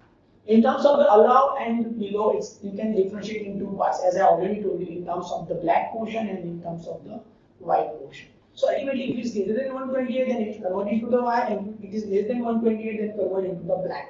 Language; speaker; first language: English; non-native, local second language; Gujarati